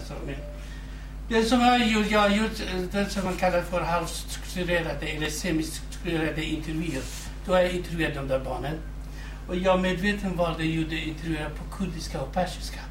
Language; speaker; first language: Swedish; non-native, fluent; Kurdish